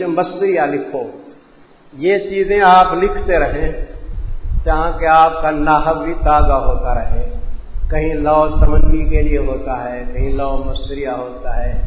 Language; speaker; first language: Urdu; non-native, local second language; Saraiki